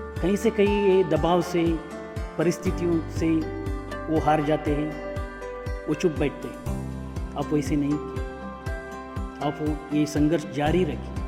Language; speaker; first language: Hindi; non-native, local second language; Kannada